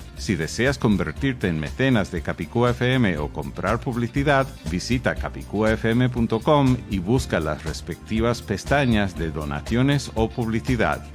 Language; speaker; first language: Spanish; non-native, fluent; English